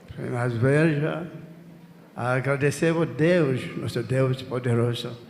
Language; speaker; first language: Portuguese; non-native, learner; Lingala